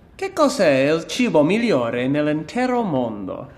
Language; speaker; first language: Italian; non-native, learner; English